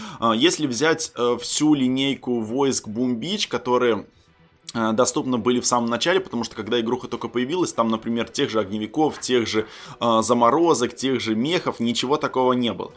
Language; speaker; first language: Russian; native; Russian